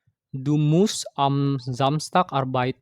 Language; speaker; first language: German; non-native, fluent; Indonesian